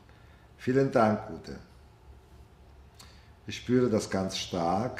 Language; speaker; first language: German; non-native, fluent; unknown